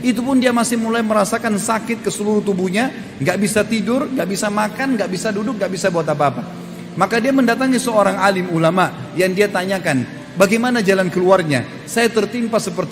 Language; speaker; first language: Indonesian; native; Indonesian